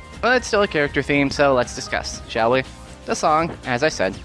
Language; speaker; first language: English; native; English